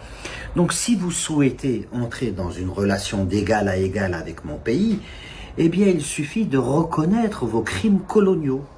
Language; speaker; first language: French; non-native, local second language; Kabyle